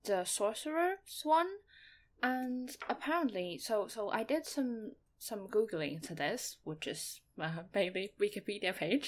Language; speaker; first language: English; non-native, fluent; Chinese